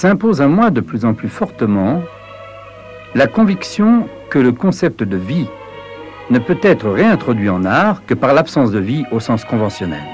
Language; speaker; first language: French; native; French